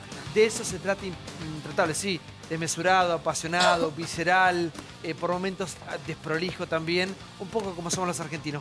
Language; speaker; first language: Spanish; native; Spanish